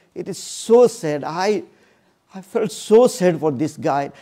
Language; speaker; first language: English; non-native, local second language; Odia